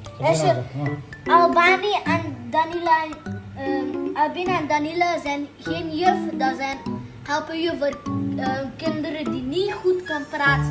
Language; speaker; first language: Dutch; early bilingual, other home language; Nepali